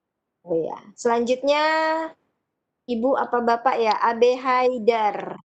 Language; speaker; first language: Indonesian; native; Indonesian